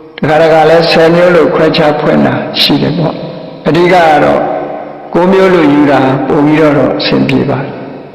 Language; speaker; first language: Burmese; native; Burmese